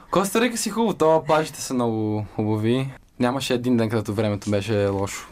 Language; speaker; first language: Bulgarian; early bilingual, heritage; Bulgarian